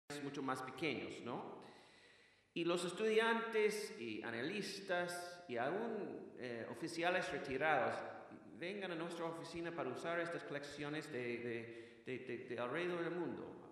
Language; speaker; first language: Spanish; non-native, fluent; English